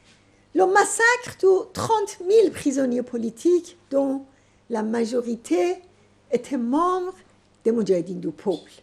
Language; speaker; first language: French; non-native, fluent; Persian